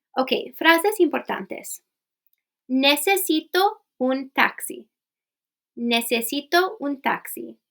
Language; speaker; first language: Spanish; non-native, fluent; English